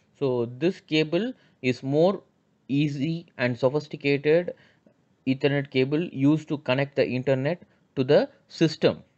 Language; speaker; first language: English; non-native, local second language; Tamil